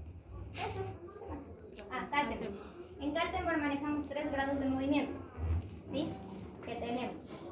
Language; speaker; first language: Spanish; native; Spanish